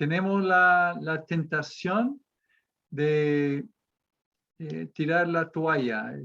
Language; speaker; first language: Spanish; non-native, fluent; English